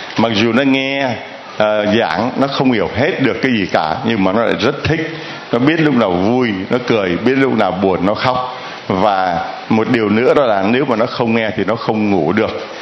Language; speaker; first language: Vietnamese; native; Vietnamese